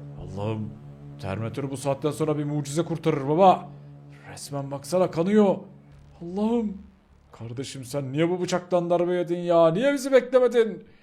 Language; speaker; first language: Turkish; native; Turkish